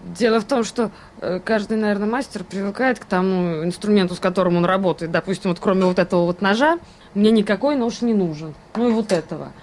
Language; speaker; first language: Russian; native; Russian